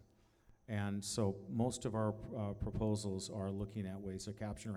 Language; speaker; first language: English; native; English